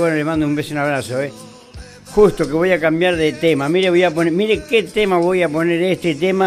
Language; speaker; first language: Spanish; native; Spanish